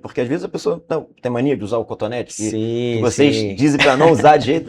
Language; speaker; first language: Portuguese; native; Portuguese